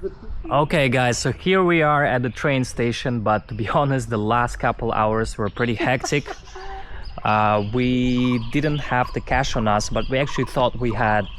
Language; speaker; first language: English; non-native, fluent; Russian